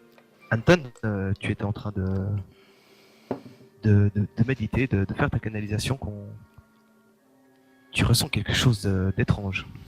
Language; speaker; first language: French; native; French